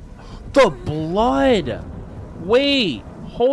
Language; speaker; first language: English; native; English